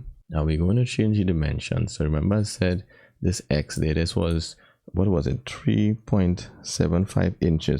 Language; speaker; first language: English; native; English